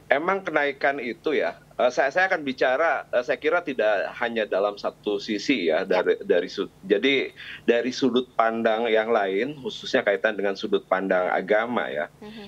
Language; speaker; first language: Indonesian; native; Indonesian